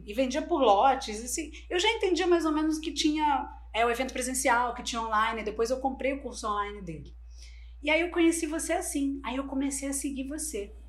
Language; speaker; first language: Portuguese; non-native, local second language; Spanish